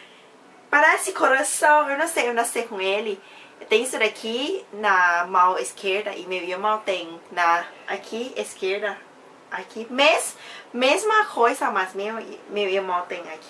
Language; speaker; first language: Portuguese; non-native, fluent; Thai